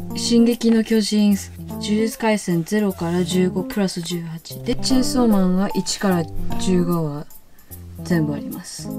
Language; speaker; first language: Japanese; early bilingual, heritage; Japanese